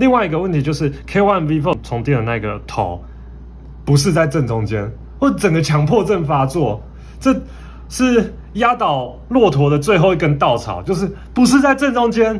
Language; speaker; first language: Chinese; native; Chinese